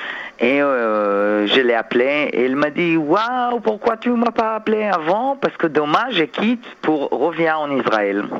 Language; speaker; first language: French; non-native, learner; Hebrew